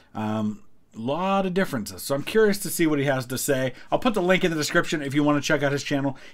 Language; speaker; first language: English; native; English